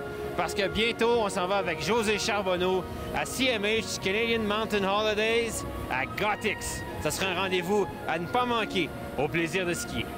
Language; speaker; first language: French; native; French